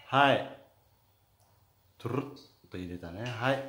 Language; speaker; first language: Japanese; native; Japanese